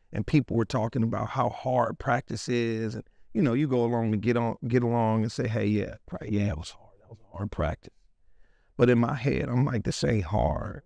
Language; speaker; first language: English; native; English